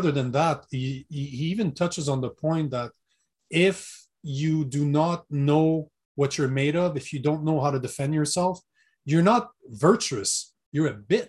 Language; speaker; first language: English; non-native, fluent; French